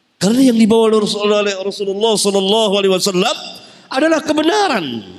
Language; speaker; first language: Malay; native; Malay